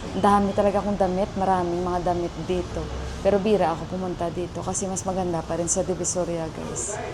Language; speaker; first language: Filipino; native; Filipino